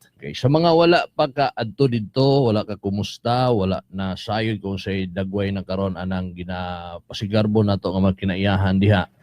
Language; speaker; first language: Cebuano; native; Cebuano